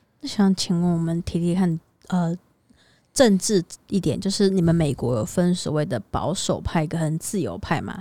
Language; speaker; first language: Chinese; native; Chinese